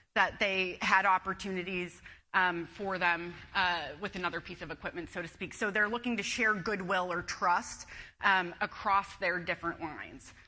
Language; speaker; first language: English; native; English